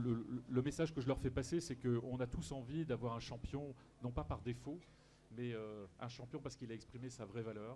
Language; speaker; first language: French; native; French